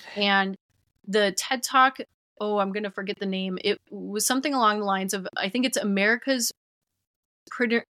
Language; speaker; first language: English; native; English